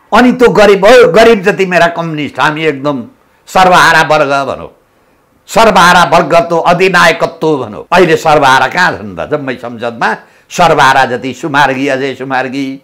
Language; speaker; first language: Nepali; native; Nepali